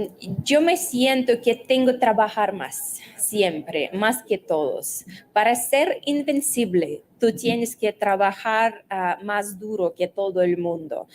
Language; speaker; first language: Spanish; non-native, fluent; Russian